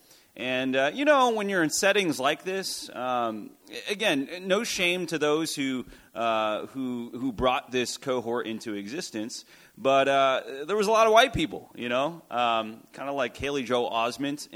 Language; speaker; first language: English; native; English